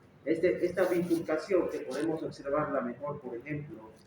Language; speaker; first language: Spanish; native; Spanish